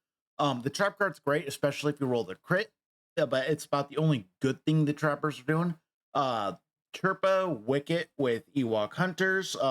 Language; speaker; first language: English; native; English